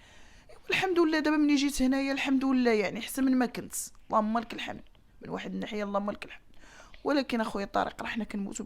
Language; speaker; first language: Arabic; native; Arabic